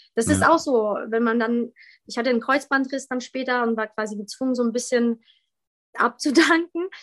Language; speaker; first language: German; early bilingual, other home language; Polish